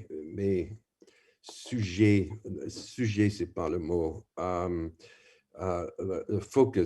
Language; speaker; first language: French; non-native, fluent; English